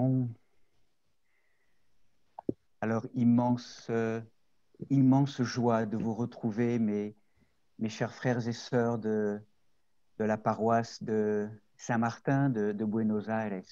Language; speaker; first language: French; native; French